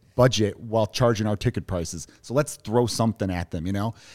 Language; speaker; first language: English; native; English